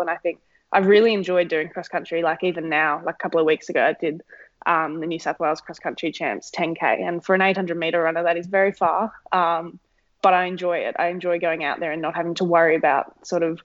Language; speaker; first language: English; native; English